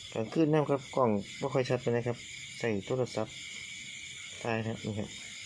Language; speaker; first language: Thai; native; Thai